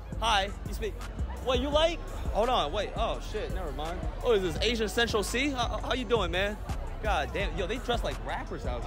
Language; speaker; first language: English; early bilingual, other home language; Chinese